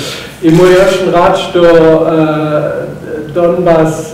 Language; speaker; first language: Russian; non-native, learner; German